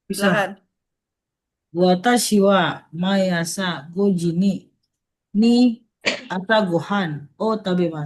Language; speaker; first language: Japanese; non-native, learner; Indonesian